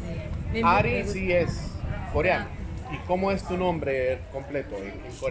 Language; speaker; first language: Spanish; native; Spanish